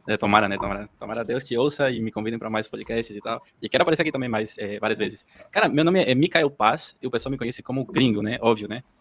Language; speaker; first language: Portuguese; early bilingual, heritage; Portuguese